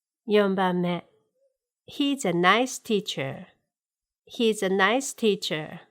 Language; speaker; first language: English; non-native, fluent; Japanese